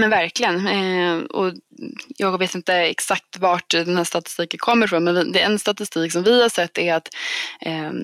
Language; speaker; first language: Swedish; native; Swedish